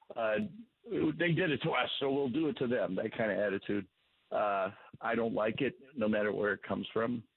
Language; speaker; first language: English; native; English